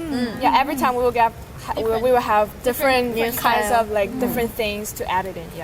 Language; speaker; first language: English; non-native, fluent; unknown